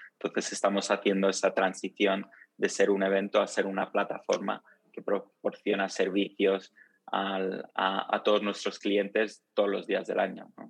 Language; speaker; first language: Spanish; early bilingual, other home language; Italian